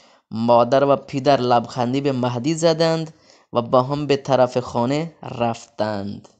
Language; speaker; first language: Persian; non-native, fluent; Urdu